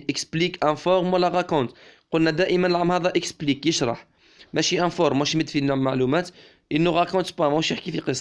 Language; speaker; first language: Arabic; native; Arabic